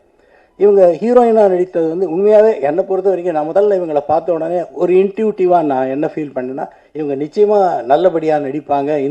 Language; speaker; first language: Tamil; native; Tamil